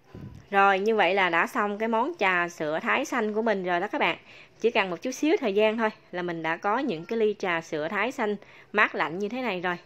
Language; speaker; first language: Vietnamese; native; Vietnamese